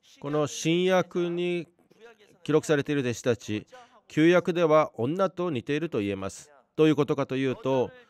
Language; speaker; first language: Japanese; non-native, fluent; Korean